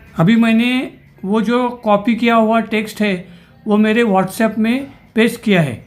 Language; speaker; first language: Hindi; non-native, local second language; Marathi